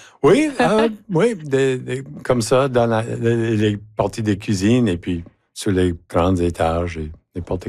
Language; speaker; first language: French; native; French